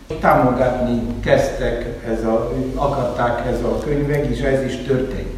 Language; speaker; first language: Hungarian; non-native, fluent; Polish